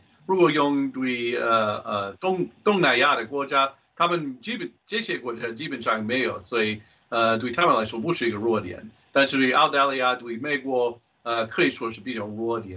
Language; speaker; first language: Chinese; non-native, fluent; English